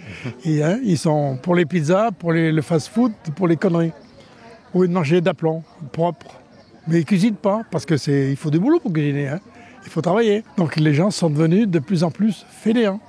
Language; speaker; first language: French; native; French